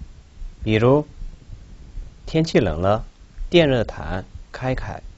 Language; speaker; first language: Chinese; non-native, local second language; Tibetan